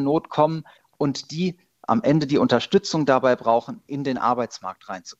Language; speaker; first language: German; native; German